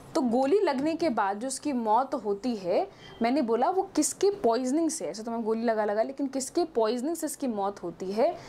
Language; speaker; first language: Hindi; native; Hindi